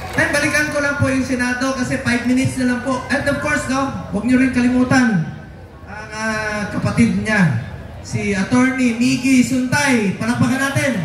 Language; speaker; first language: Filipino; non-native, local second language; Cebuano